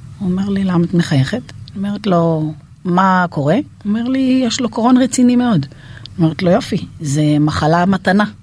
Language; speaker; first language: Hebrew; native; Hebrew